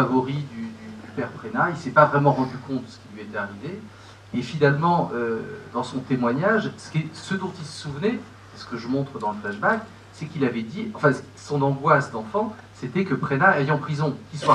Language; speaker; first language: French; native; French